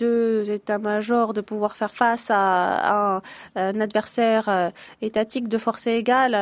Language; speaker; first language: French; native; French